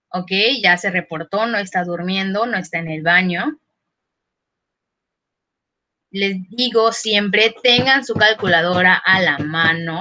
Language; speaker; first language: Spanish; native; Spanish